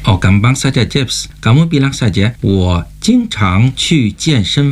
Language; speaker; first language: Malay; non-native, fluent; Chinese